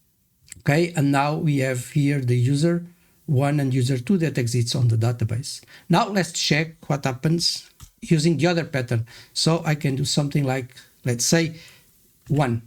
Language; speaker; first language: English; non-native, fluent; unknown